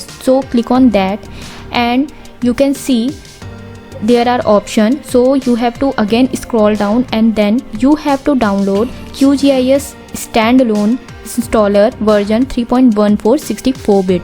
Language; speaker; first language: English; non-native, local second language; Hindi